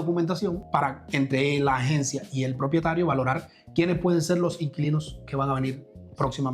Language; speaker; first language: Spanish; native; Spanish